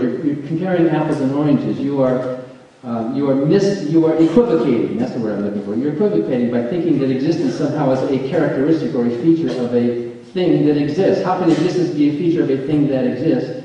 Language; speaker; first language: English; native; English